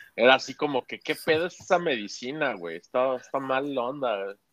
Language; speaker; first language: Spanish; native; Spanish